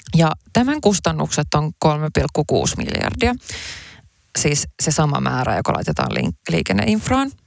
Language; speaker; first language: Finnish; early bilingual, other home language; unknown